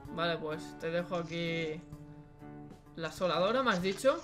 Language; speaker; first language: Spanish; native; Spanish